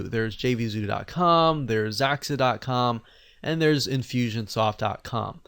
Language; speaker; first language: English; native; English